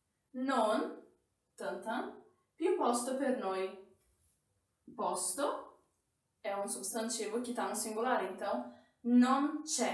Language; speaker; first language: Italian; non-native, fluent; Portuguese